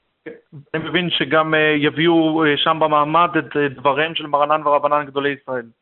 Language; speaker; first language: Hebrew; native; Hebrew